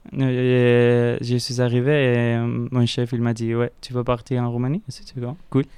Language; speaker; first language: French; non-native, learner; Spanish